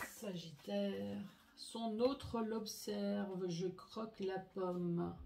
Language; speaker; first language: French; native; French